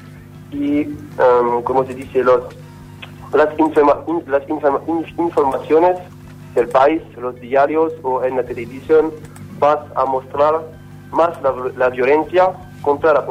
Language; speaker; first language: Spanish; non-native, learner; French